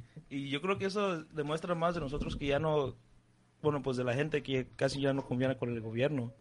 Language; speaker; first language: Spanish; native; Spanish